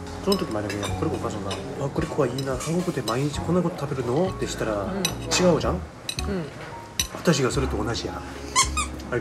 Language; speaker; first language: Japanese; non-native, fluent; Korean